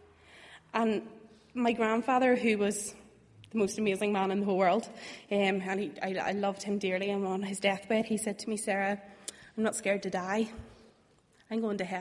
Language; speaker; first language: English; native; English